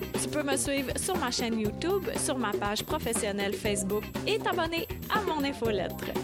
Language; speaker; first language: French; native; French